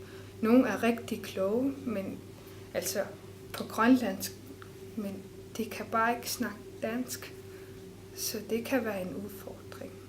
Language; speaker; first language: Danish; non-native, local second language; Kalaallisut